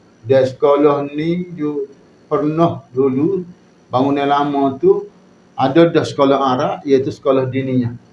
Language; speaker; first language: Malay; native; Malay